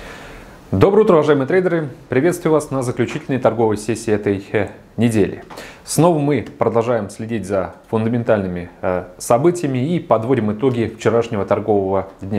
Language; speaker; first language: Russian; native; Russian